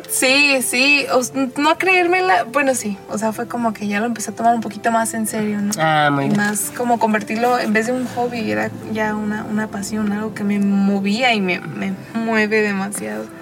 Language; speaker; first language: Spanish; native; Spanish